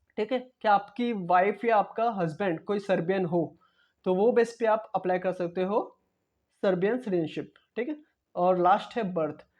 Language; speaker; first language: Hindi; non-native, local second language; Marathi